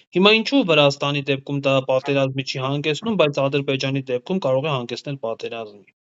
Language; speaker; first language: Armenian; native; Armenian